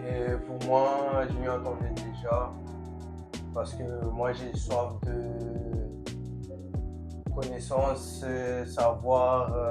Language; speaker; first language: French; non-native, local second language; Comorian